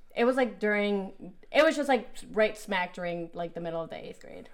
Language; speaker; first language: English; early bilingual, other home language; Spanish